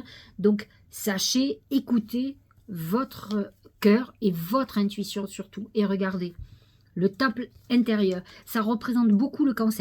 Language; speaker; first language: French; native; French